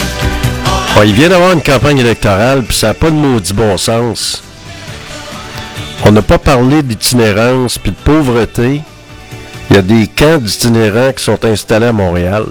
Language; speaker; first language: French; native; French